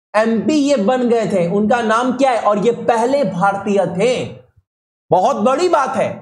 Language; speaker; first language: Hindi; native; Hindi